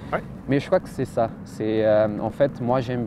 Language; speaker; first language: French; non-native, fluent; Portuguese